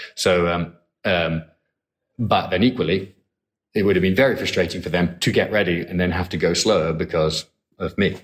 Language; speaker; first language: English; native; English